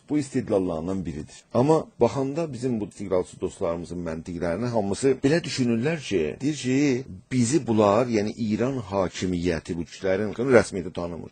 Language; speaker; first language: Azerbaijani; native; Azerbaijani